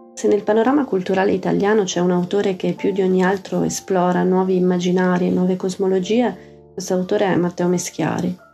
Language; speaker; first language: Italian; native; Italian